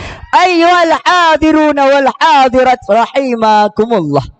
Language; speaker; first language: Arabic; non-native, learner; Achinese